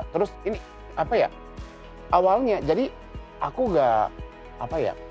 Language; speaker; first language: Indonesian; non-native, fluent; Japanese